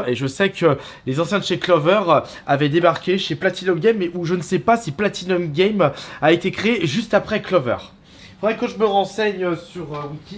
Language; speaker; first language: French; native; French